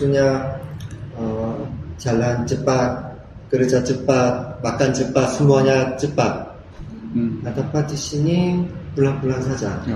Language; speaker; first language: Indonesian; non-native, learner; Korean